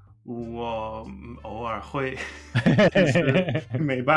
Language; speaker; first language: Chinese; non-native, learner; English